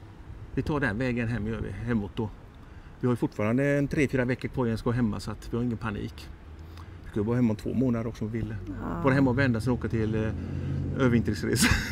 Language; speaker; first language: Swedish; native; Swedish